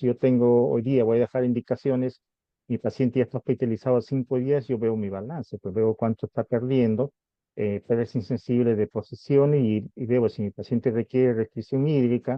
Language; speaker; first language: Spanish; native; Spanish